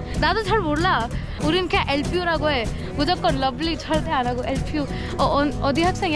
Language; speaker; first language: Korean; non-native, fluent; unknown